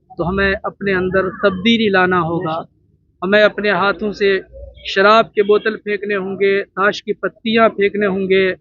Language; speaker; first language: Urdu; native; Urdu